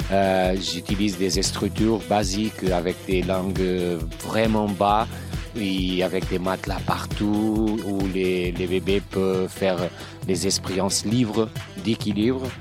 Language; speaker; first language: French; non-native, learner; Portuguese